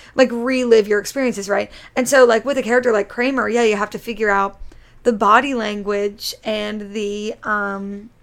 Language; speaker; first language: English; native; English